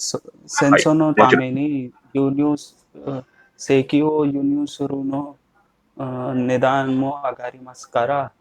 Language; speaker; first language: Japanese; non-native, learner; Hindi